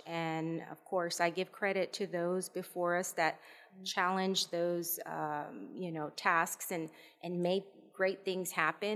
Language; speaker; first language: English; native; English